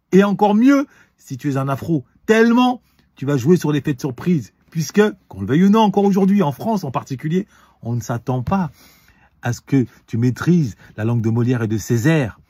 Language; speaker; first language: French; native; French